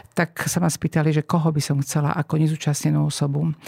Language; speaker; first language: Slovak; native; Slovak